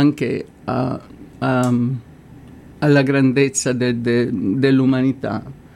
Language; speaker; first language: Italian; native; Italian